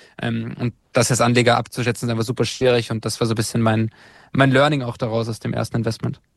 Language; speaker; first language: German; native; German